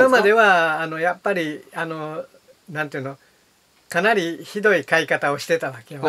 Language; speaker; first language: Japanese; native; Japanese